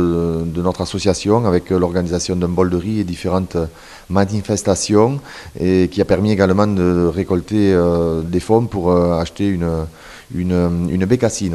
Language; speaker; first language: French; native; French